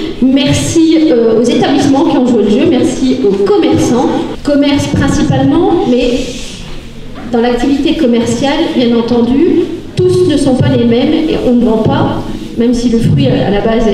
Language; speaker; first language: French; native; French